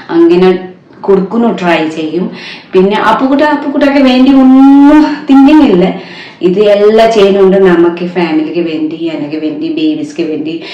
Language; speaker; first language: Malayalam; non-native, learner; Nepali